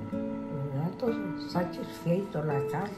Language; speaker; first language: Portuguese; non-native, local second language; Japanese